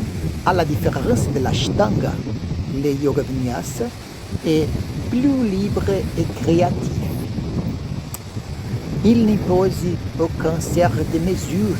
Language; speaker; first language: French; non-native, learner; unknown